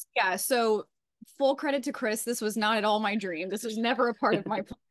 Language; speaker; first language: English; native; English